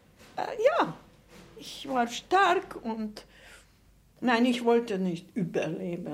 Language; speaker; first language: German; non-native, fluent; Hungarian